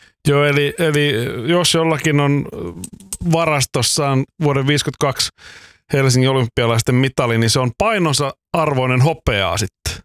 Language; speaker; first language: Finnish; native; Finnish